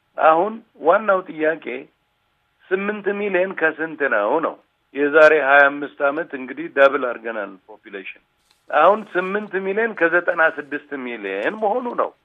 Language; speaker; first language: Amharic; non-native, local second language; Tigrinya